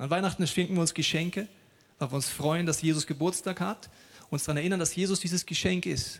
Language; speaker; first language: German; native; German